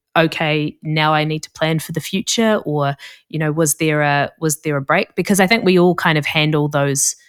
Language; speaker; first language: English; native; English